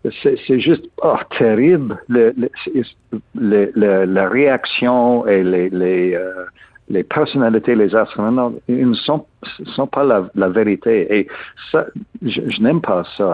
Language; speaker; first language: French; non-native, learner; English